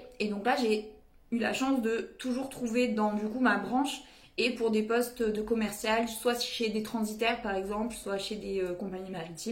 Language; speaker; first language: French; native; French